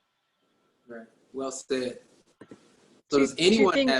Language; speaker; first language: English; native; English